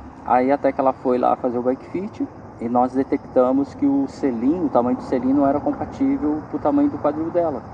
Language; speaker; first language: Portuguese; native; Portuguese